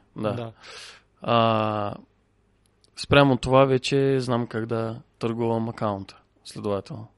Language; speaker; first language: Bulgarian; non-native, fluent; Russian